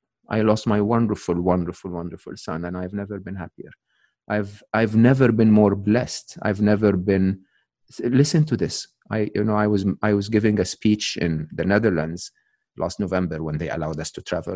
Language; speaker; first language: English; non-native, fluent; Arabic